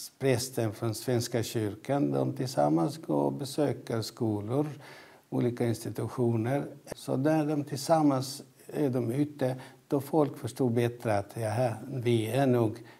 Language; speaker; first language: Swedish; non-native, fluent; Albanian